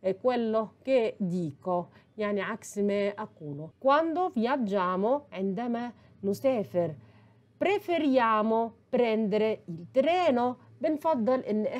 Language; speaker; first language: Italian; non-native, fluent; Arabic